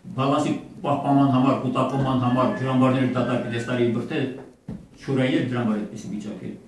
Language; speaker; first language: Armenian; native; Armenian